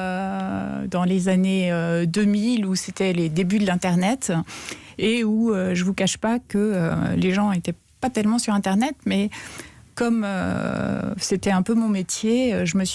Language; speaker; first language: French; native; French